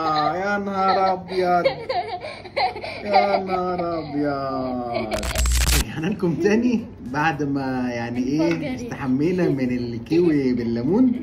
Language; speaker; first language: Arabic; native; Arabic